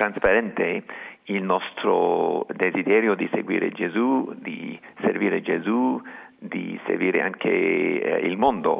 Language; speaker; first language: Italian; non-native, fluent; English